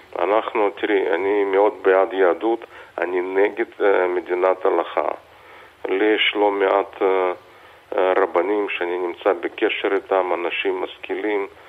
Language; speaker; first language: Hebrew; non-native, fluent; Russian